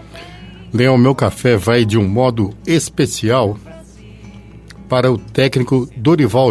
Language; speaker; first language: Portuguese; native; Portuguese